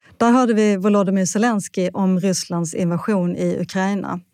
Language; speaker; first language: Swedish; native; Swedish